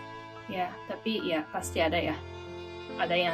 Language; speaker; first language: Indonesian; non-native, fluent; Japanese